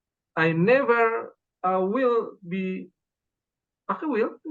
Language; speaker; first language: English; non-native, learner; Indonesian